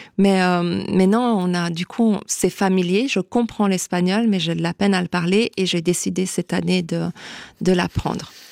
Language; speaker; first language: French; native; French